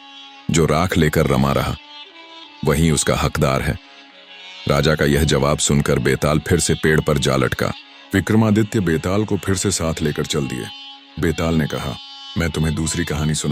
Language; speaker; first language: Hindi; native; Hindi